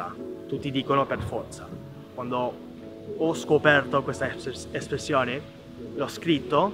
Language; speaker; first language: Italian; non-native, fluent; English